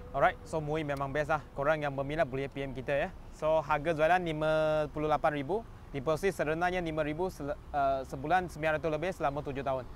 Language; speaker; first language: Malay; non-native, local second language; Chinese